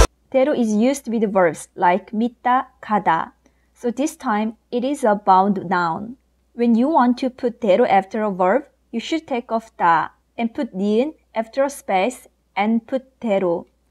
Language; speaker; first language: English; non-native, fluent; Korean